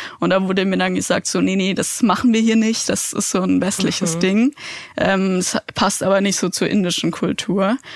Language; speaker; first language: German; native; German